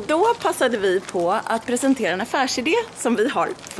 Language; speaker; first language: Swedish; native; Swedish